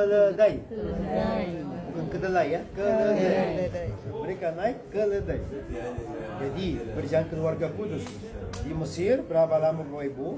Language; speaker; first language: Indonesian; non-native, fluent; Arabic